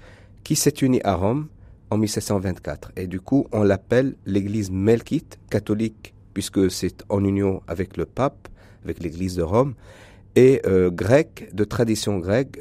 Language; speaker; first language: French; non-native, local second language; Arabic